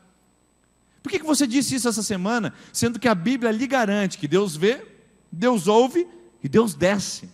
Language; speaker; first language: Portuguese; native; Portuguese